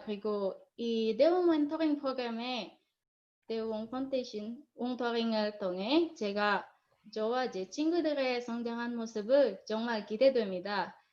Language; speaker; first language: Korean; non-native, learner; Indonesian